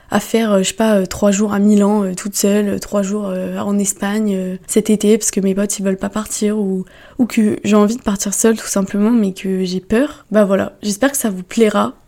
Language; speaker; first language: French; native; French